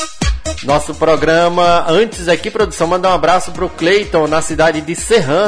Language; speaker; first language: Portuguese; native; Portuguese